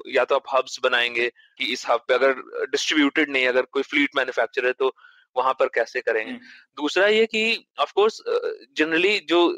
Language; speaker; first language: Hindi; native; Hindi